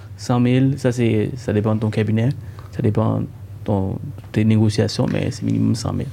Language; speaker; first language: French; early bilingual, other home language; Tamil